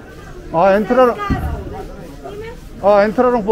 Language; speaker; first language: Spanish; non-native, fluent; Korean